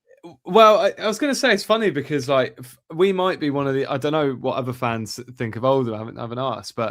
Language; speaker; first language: English; native; English